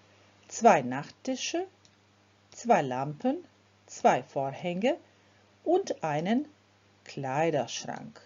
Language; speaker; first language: German; non-native, fluent; Croatian